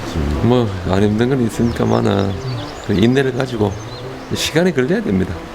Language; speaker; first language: Korean; native; Korean